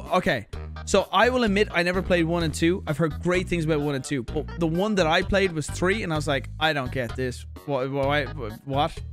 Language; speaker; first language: English; native; English